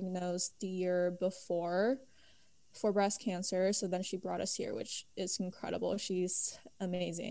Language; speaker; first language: English; early bilingual, other home language; Chinese